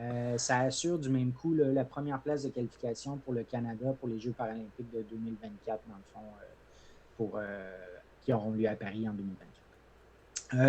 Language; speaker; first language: French; native; French